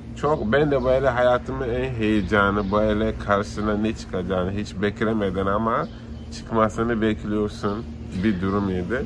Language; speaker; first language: Turkish; non-native, fluent; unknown